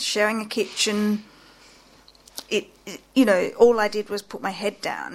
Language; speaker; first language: English; native; English